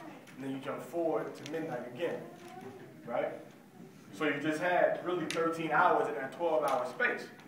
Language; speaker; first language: English; native; English